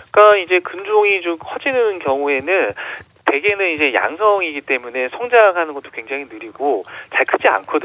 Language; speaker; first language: Korean; native; Korean